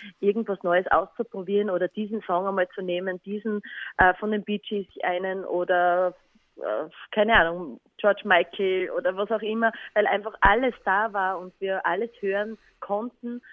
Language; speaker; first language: German; native; German